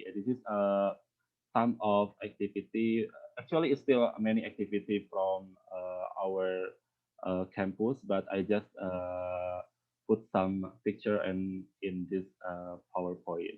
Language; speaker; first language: English; non-native, learner; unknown